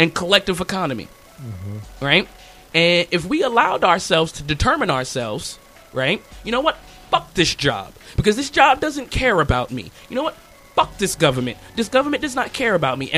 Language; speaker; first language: English; native; English